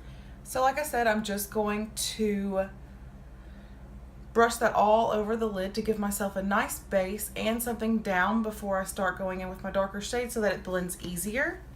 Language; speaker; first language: English; native; English